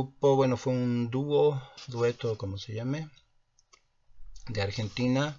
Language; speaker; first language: Spanish; native; Spanish